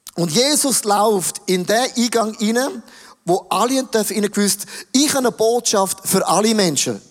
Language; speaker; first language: German; native; German